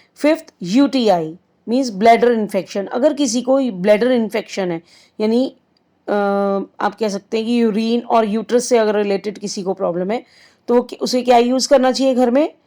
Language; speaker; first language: Hindi; native; Hindi